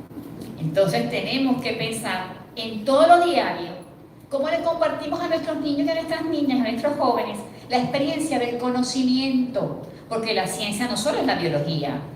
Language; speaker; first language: Spanish; native; Spanish